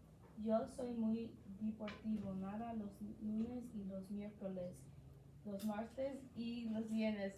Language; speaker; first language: Spanish; non-native, learner; English